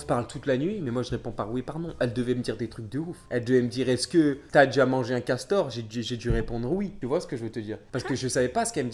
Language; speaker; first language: French; native; French